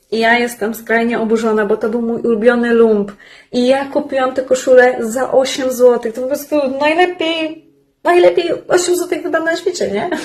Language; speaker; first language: Polish; native; Polish